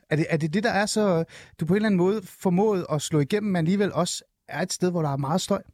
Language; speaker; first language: Danish; early bilingual, other home language; Persian